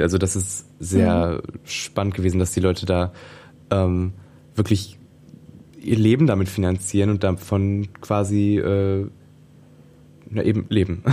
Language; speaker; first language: German; native; German